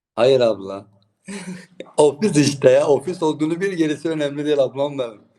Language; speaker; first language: Turkish; native; Turkish